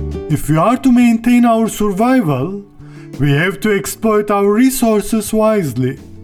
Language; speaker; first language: English; non-native, fluent; Turkish